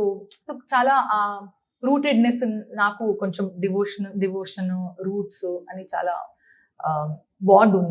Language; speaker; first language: Telugu; non-native, learner; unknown